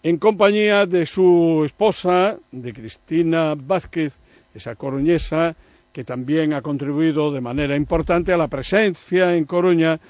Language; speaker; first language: Spanish; native; Spanish